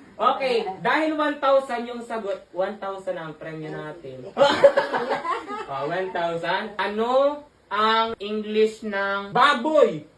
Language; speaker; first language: Filipino; native; Filipino